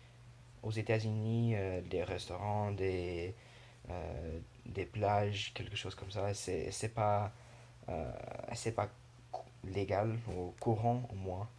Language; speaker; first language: French; non-native, learner; English